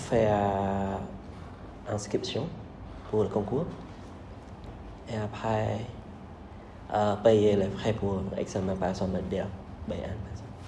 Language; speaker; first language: French; non-native, learner; Khmer